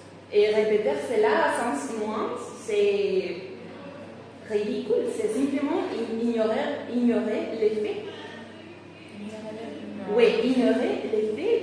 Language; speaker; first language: French; non-native, fluent; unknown